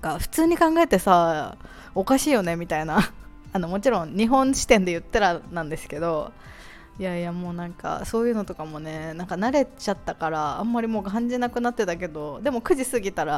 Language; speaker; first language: Japanese; native; Japanese